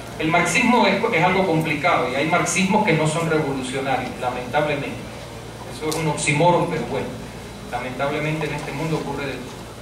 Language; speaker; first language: Spanish; native; Spanish